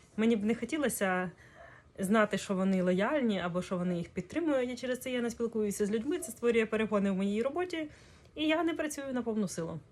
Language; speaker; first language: Ukrainian; non-native, local second language; Russian